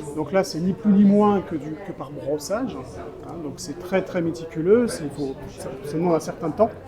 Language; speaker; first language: French; native; French